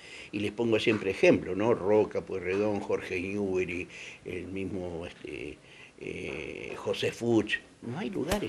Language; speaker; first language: Spanish; native; Spanish